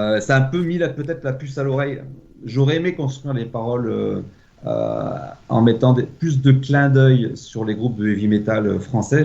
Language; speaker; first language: French; native; French